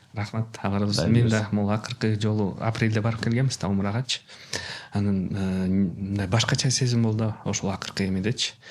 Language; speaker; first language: Kyrgyz; non-native, local second language; Russian